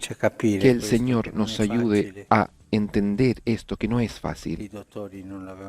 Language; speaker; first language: Spanish; native; Spanish